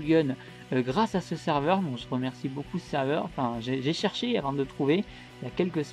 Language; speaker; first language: French; native; French